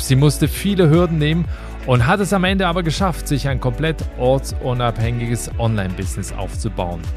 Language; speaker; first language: German; native; German